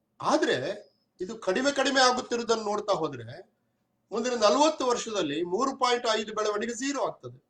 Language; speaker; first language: Kannada; non-native, local second language; Tulu